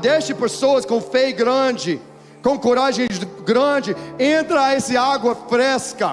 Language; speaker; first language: Portuguese; non-native, learner; English